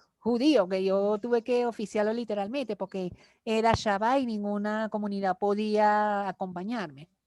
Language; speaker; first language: Spanish; native; Spanish